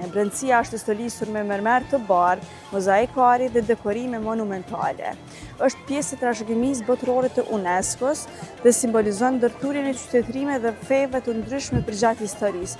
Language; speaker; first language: Albanian; native; Albanian